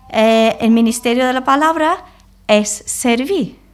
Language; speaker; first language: Spanish; non-native, fluent; English